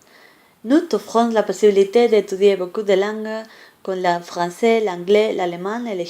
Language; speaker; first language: French; non-native, learner; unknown